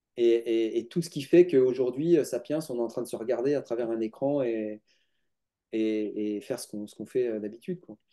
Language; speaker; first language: French; native; French